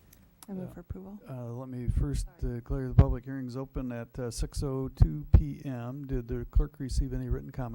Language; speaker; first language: English; native; English